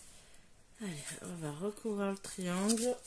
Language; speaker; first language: French; native; French